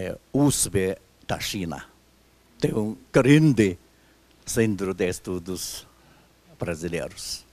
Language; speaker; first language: Portuguese; non-native, fluent; Chinese